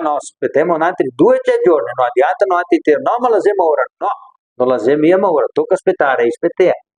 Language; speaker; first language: Italian; early bilingual, heritage; Italian